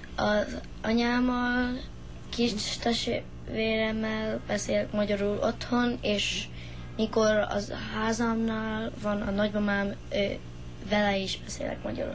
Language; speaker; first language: Hungarian; early bilingual, heritage; Hungarian